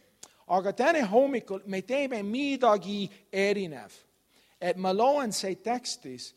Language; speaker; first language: Estonian; non-native, learner; English